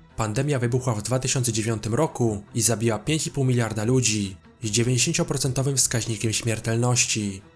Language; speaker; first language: Polish; native; Polish